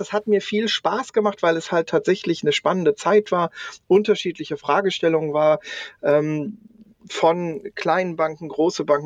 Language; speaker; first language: German; native; German